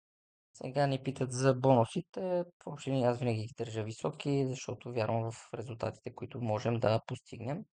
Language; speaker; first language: Bulgarian; native; Bulgarian